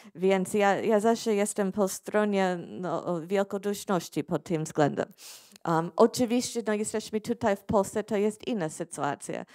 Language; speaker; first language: Polish; non-native, fluent; English